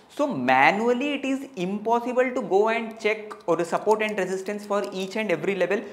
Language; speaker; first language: English; non-native, local second language; Tamil